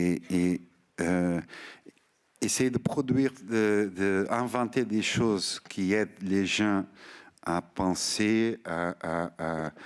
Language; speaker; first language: French; non-native, fluent; Portuguese